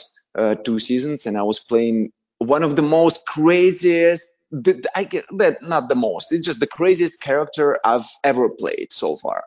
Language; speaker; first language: English; non-native, fluent; Russian